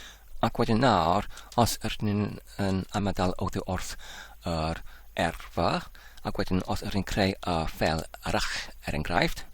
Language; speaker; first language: Welsh; non-native, learner; English